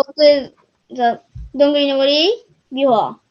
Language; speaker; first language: English; non-native, learner; Japanese